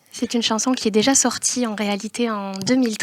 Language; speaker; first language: French; native; French